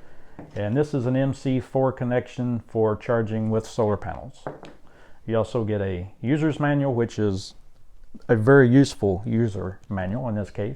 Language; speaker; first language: English; native; English